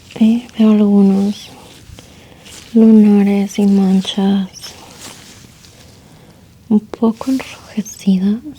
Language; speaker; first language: Spanish; early bilingual, heritage; Spanish